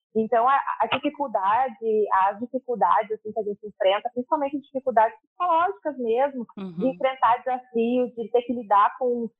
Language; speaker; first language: Portuguese; native; Portuguese